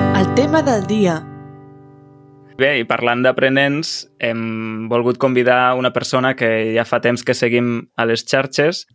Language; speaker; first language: Catalan; native; Catalan